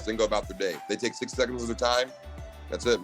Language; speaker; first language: English; native; English